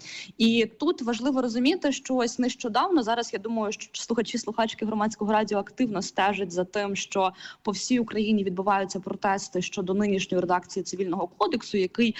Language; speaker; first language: Ukrainian; native; Ukrainian